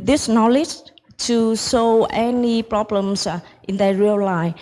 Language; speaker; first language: English; non-native, fluent; Vietnamese